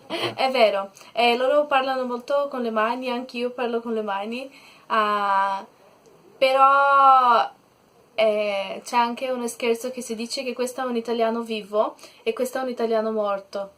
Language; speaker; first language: Italian; non-native, learner; Portuguese